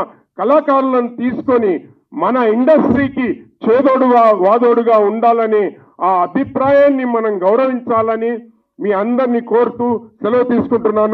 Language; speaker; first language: Telugu; native; Telugu